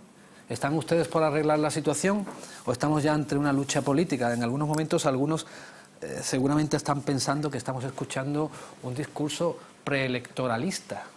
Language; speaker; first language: Spanish; native; Spanish